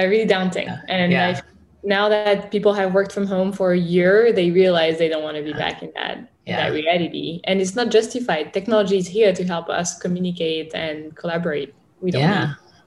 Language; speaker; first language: English; non-native, fluent; French